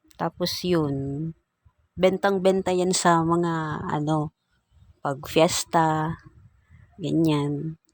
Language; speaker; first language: Filipino; non-native, local second language; Bikol